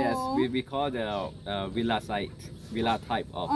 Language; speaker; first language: English; non-native, learner; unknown